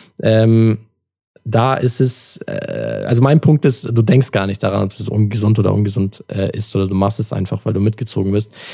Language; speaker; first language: German; early bilingual, other home language; Turkish